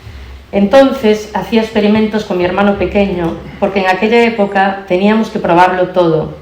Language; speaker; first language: Spanish; native; Spanish